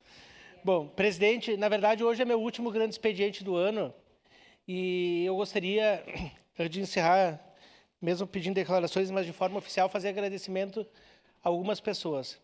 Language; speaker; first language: Portuguese; native; Portuguese